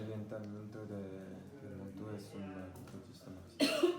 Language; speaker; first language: Spanish; non-native, learner; French